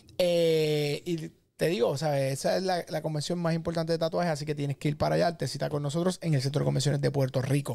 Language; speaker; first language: Spanish; native; Spanish